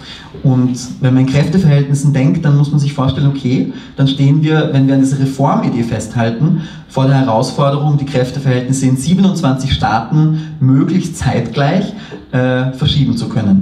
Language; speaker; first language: German; native; German